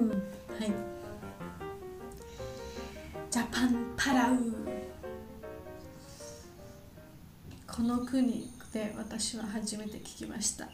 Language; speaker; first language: Japanese; non-native, learner; Georgian